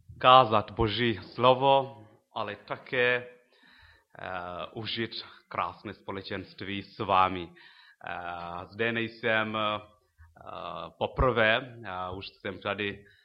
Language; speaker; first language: Czech; non-native, fluent; Luo (Kenya and Tanzania)